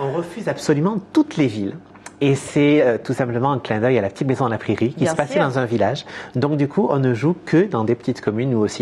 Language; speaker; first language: French; native; French